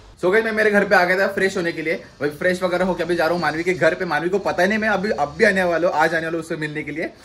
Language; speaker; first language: Hindi; non-native, local second language; Marathi